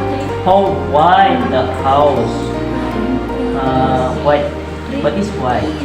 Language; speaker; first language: English; non-native, learner; Indonesian